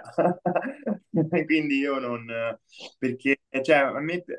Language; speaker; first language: Italian; native; Italian